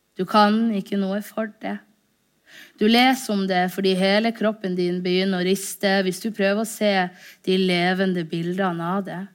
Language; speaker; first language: Norwegian; early bilingual, other home language; Somali